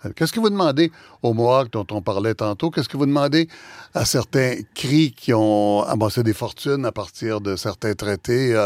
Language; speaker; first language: French; native; French